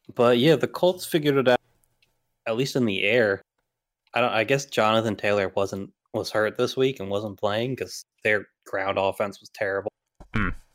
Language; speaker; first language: English; native; English